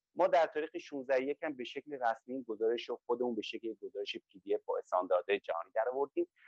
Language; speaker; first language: Persian; native; Persian